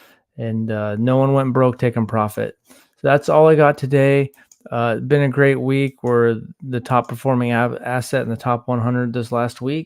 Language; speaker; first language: English; native; English